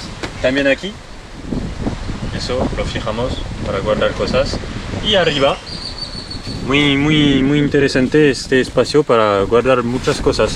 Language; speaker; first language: Spanish; non-native, learner; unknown